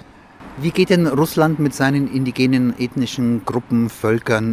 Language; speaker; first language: German; native; German